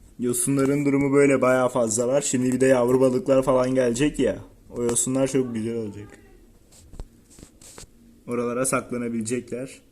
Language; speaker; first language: Turkish; native; Turkish